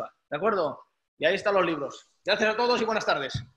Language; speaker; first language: Spanish; native; Spanish